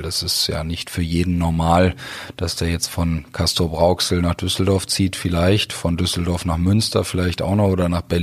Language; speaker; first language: German; native; German